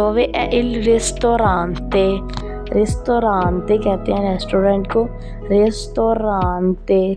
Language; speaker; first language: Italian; non-native, learner; Urdu